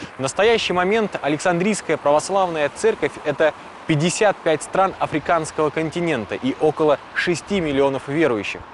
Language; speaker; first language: Russian; native; Russian